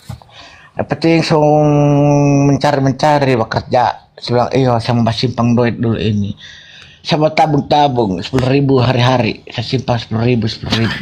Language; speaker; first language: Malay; non-native, local second language; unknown